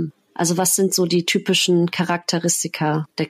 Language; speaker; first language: German; native; German